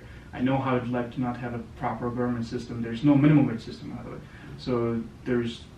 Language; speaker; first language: English; non-native, local second language; Gujarati